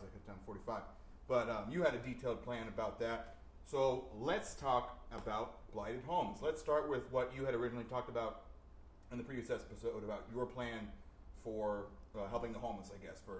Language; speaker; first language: English; native; English